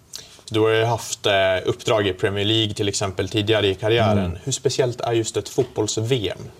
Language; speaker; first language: Swedish; native; Swedish